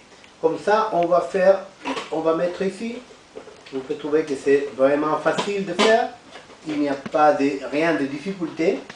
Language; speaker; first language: French; non-native, fluent; Spanish